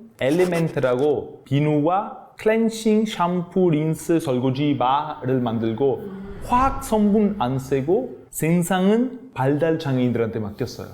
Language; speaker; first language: Korean; non-native, fluent; Italian